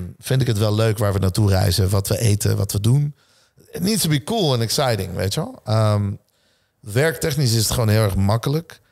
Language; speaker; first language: Dutch; early bilingual, other home language; Hebrew